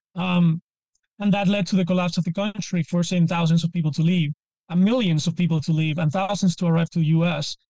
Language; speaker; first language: English; non-native, fluent; Spanish